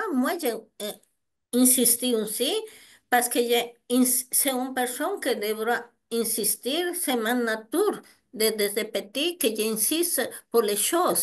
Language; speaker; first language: French; non-native, learner; Spanish